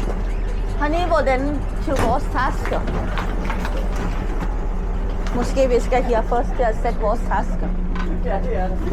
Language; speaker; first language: Danish; non-native, learner; Thai